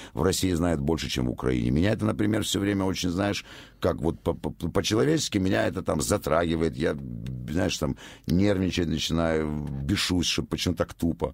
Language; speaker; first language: Russian; native; Russian